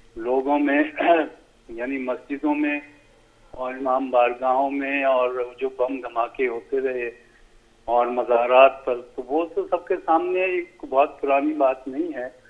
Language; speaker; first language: Urdu; native; Urdu